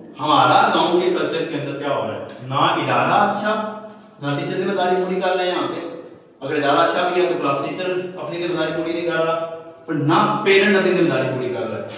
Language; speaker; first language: Urdu; non-native, local second language; Pahari-Potwari